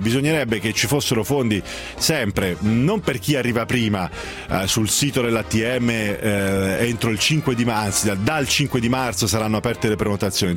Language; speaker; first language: Italian; native; Italian